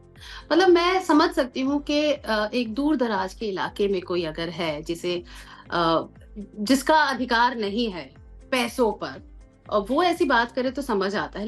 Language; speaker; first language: Hindi; native; Hindi